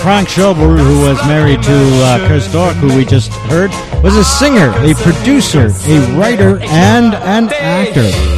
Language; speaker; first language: English; native; English